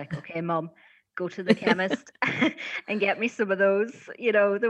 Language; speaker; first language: English; native; English